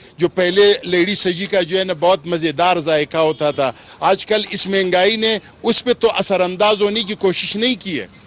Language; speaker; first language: Urdu; non-native, local second language; Pashto